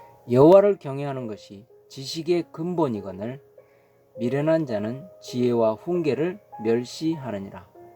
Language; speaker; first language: Korean; native; Korean